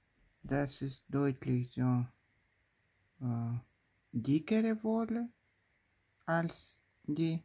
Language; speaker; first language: German; non-native, fluent; Russian